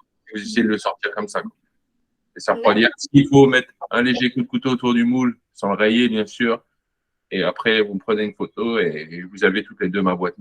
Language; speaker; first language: French; native; French